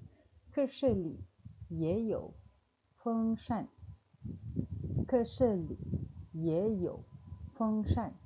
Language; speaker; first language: Chinese; non-native, fluent; Malay